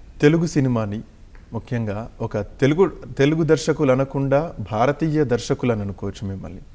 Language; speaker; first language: Telugu; native; Telugu